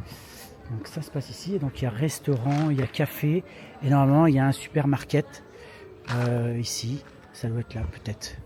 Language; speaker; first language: French; native; French